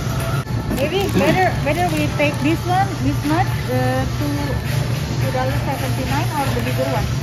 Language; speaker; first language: English; non-native, learner; Indonesian